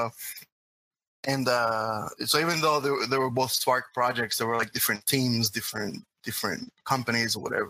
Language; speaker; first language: English; non-native, fluent; Spanish